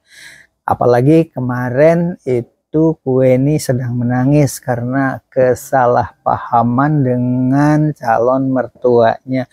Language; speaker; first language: Indonesian; native; Indonesian